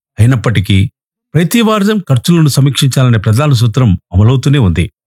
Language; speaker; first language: Telugu; native; Telugu